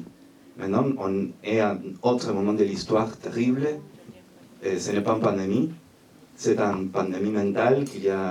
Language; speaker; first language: French; non-native, fluent; Spanish